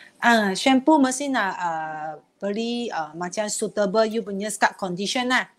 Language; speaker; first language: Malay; non-native, local second language; Chinese